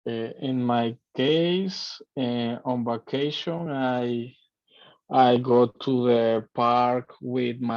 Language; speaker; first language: English; non-native, learner; Spanish